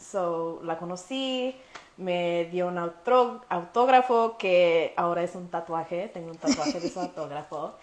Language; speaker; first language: Spanish; early bilingual, heritage; Spanish